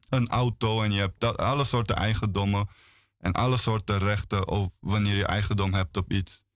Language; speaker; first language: Dutch; early bilingual, other home language; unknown